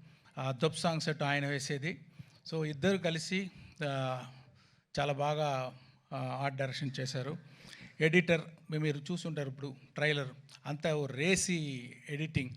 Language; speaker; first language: Telugu; non-native, fluent; Tamil